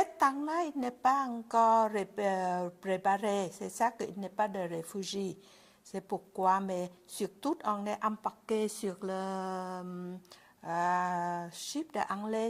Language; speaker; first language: French; non-native, learner; Vietnamese